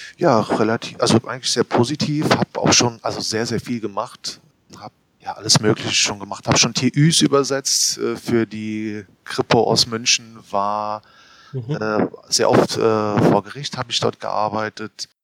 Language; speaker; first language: German; early bilingual, other home language; Portuguese